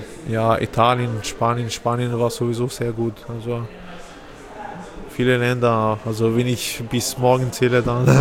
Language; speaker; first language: German; non-native, fluent; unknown